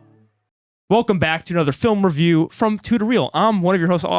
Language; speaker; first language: English; native; English